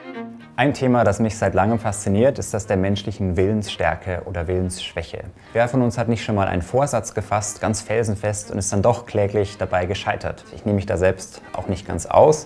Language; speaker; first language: German; native; German